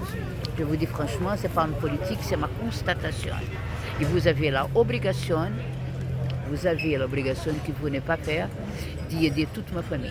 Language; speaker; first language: French; non-native, fluent; Portuguese